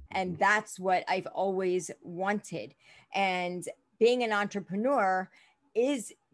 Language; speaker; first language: English; native; English